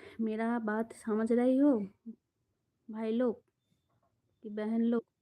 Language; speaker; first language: Hindi; non-native, local second language; Bangla